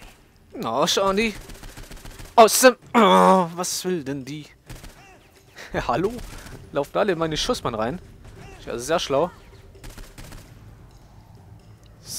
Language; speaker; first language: German; native; German